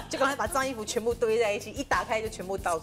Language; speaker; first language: Chinese; native; Chinese